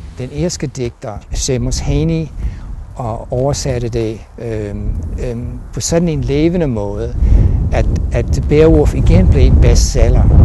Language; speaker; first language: Danish; non-native, fluent; English